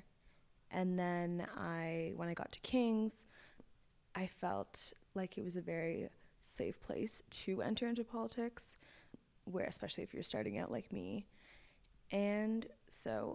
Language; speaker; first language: English; native; English